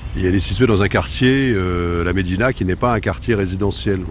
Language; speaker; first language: French; native; French